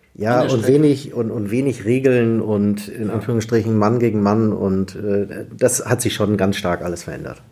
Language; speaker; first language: German; native; German